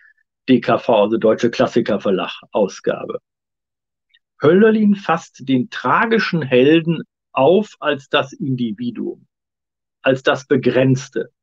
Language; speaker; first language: German; native; German